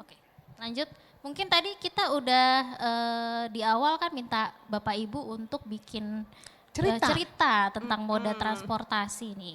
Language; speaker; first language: Indonesian; native; Indonesian